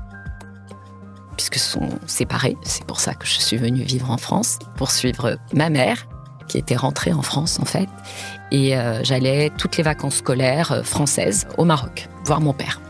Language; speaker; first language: French; early bilingual, heritage; French